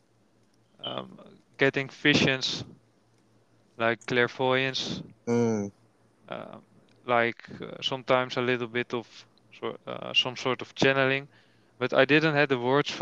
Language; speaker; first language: English; non-native, learner; Dutch